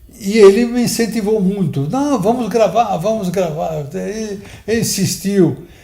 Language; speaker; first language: Portuguese; early bilingual, other home language; Italian